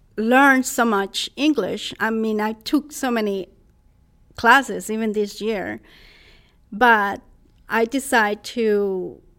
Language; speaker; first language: English; non-native, fluent; Spanish